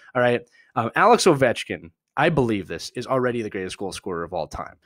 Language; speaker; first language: English; native; English